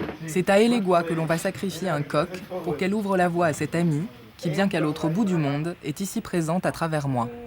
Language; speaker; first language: French; native; French